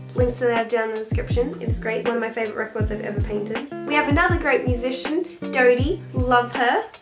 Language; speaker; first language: English; native; English